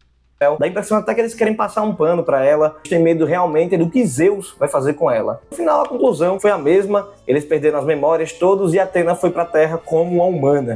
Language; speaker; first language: Portuguese; native; Portuguese